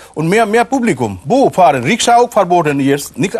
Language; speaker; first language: German; non-native, learner; Bangla